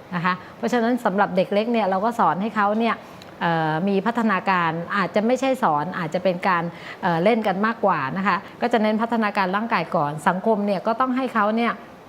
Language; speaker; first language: Thai; native; Thai